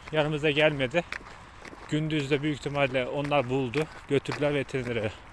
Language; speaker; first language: Turkish; native; Turkish